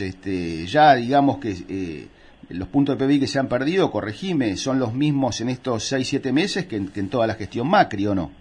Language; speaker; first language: Spanish; native; Spanish